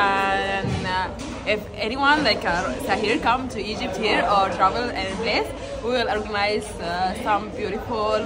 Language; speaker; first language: English; non-native, learner; Arabic